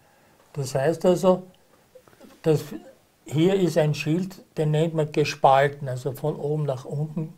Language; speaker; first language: German; native; German